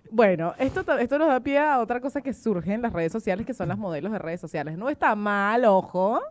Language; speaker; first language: Spanish; native; Spanish